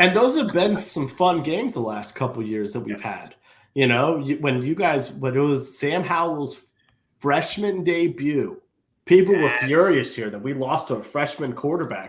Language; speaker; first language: English; native; English